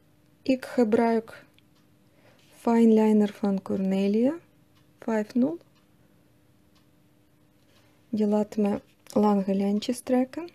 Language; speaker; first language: Dutch; non-native, learner; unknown